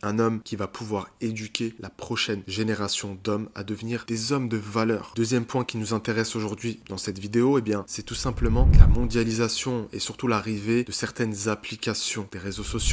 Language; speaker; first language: French; native; French